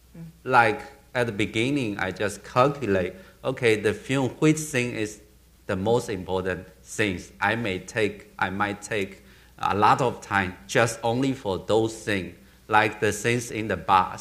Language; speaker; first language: English; non-native, learner; Chinese